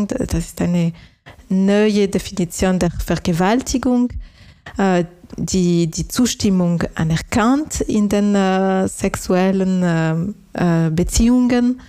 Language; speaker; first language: German; non-native, local second language; French